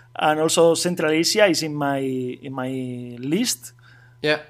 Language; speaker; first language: English; non-native, learner; Spanish